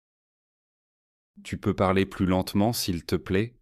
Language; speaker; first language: French; native; French